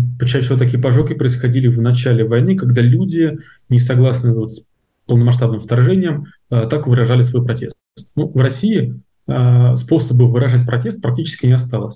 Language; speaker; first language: Russian; native; Russian